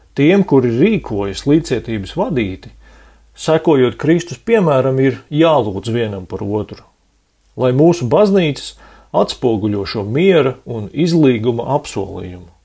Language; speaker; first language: Latvian; native; Latvian